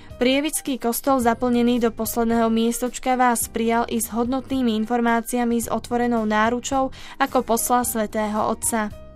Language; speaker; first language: Slovak; native; Slovak